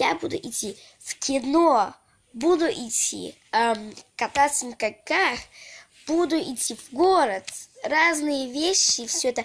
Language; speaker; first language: Russian; early bilingual, heritage; Russian